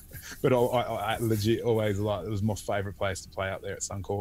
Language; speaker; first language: English; native; English